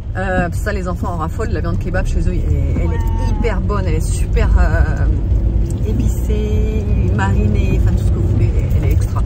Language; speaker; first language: French; native; French